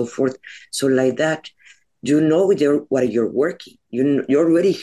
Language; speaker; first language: English; non-native, fluent; Spanish